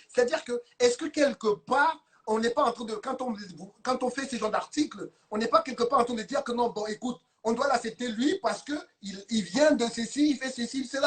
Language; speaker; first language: French; native; French